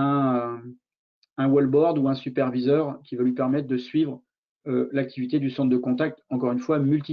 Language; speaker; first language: French; native; French